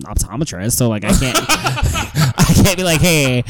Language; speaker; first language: English; native; English